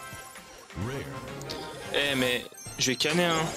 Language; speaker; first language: French; native; French